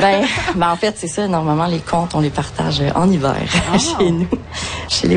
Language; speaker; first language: French; native; French